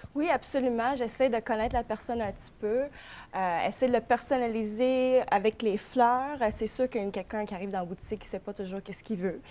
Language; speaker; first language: French; non-native, local second language; English